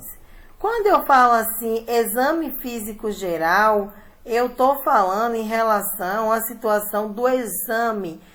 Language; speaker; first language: Portuguese; native; Portuguese